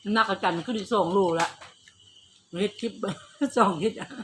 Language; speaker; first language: Thai; native; Thai